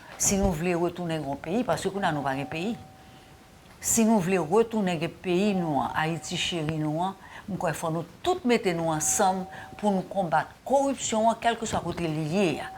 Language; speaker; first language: Haitian Creole; native; Haitian Creole